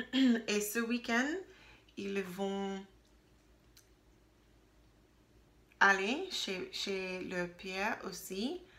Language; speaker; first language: French; non-native, learner; English